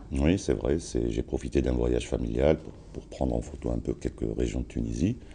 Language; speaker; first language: French; non-native, local second language; Arabic